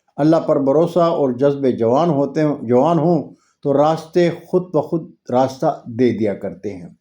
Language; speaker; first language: Urdu; non-native, local second language; Punjabi